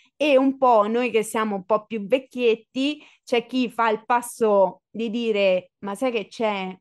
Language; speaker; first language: Italian; native; Italian